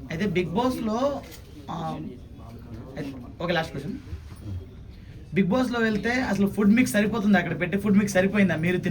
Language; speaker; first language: Telugu; native; Telugu